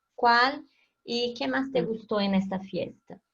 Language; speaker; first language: Spanish; non-native, fluent; Portuguese